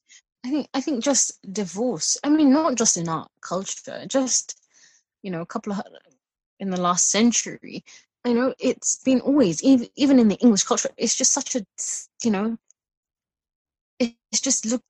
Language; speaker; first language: English; native; English